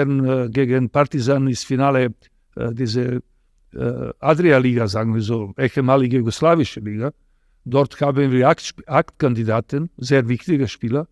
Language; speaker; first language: German; non-native, fluent; Serbian